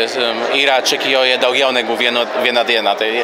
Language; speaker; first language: Lithuanian; non-native, fluent; Polish